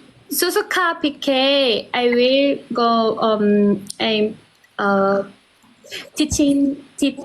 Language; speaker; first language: English; non-native, learner; Korean